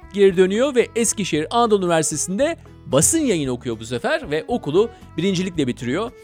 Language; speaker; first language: Turkish; non-native, local second language; Kurdish